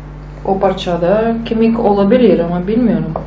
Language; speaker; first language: Turkish; non-native, learner; Russian